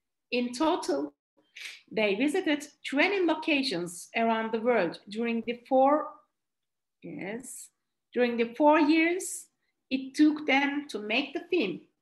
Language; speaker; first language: English; non-native, fluent; Turkish